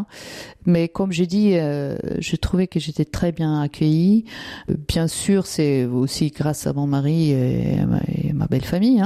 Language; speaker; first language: French; non-native, fluent; German